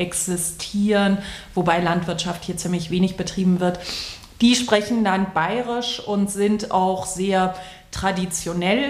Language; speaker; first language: German; native; German